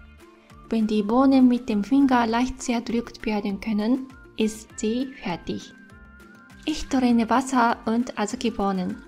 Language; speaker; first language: German; non-native, fluent; Japanese